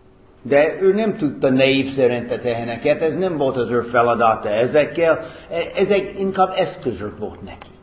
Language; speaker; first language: Hungarian; non-native, fluent; English